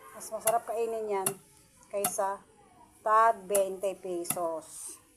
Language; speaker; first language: Filipino; non-native, local second language; Cebuano